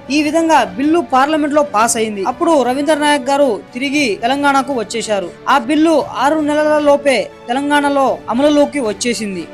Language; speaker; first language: Telugu; non-native, local second language; Lambadi